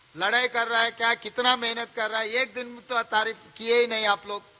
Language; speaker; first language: Hindi; non-native, local second language; Telugu